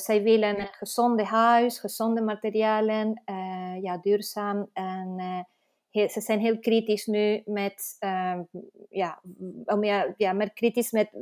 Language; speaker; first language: Dutch; non-native, fluent; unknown